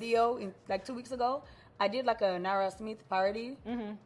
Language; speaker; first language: English; non-native, local second language; Yoruba